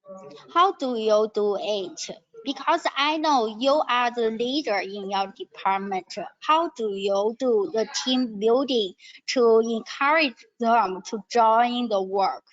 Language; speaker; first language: English; non-native, learner; Chinese